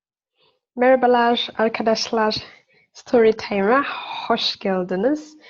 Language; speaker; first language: Turkish; non-native, learner; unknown